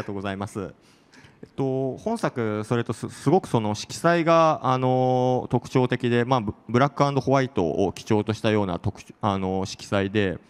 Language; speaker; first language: Japanese; native; Japanese